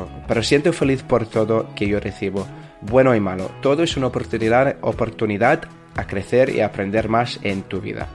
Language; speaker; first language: Spanish; non-native, learner; English